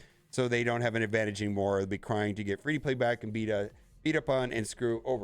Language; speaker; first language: English; native; English